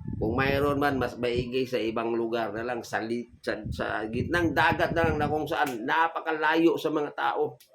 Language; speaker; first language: Filipino; native; Filipino